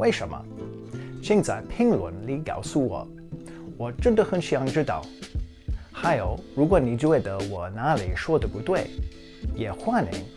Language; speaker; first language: Chinese; non-native, fluent; English